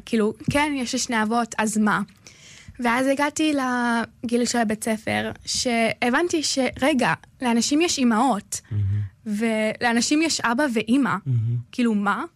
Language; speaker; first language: Hebrew; early bilingual, other home language; English